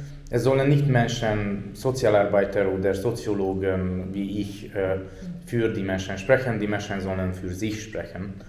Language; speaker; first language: German; non-native, fluent; Hungarian